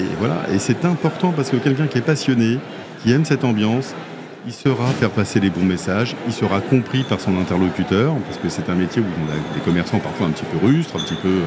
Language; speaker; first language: French; native; French